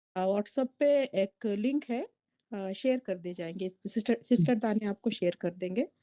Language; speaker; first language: Urdu; native; Urdu